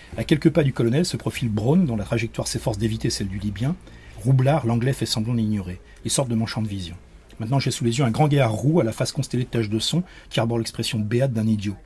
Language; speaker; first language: French; native; French